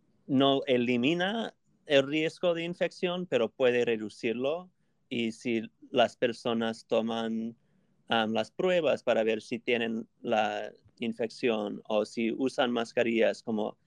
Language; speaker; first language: Spanish; non-native, fluent; English